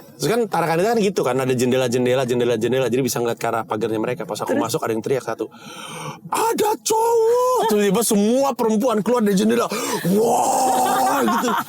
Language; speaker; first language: Indonesian; native; Indonesian